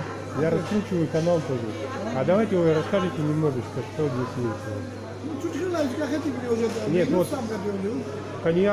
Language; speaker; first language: Russian; native; Russian